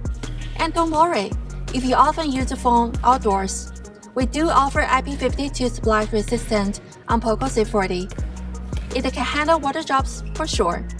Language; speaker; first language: English; non-native, fluent; Chinese